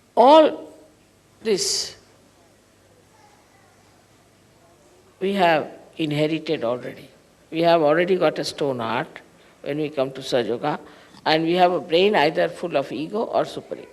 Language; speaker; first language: English; non-native, local second language; Hindi